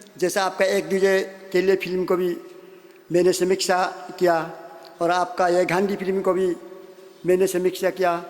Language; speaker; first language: Hindi; non-native, local second language; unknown